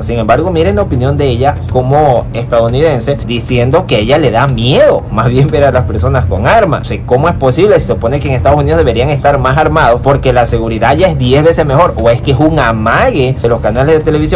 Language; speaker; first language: Spanish; native; Spanish